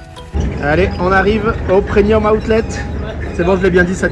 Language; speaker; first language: French; native; French